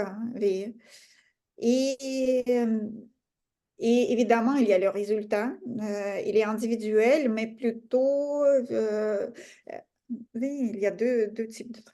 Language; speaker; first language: French; non-native, fluent; Russian